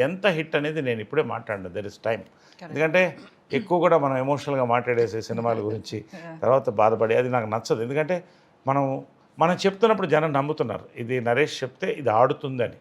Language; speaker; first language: Telugu; native; Telugu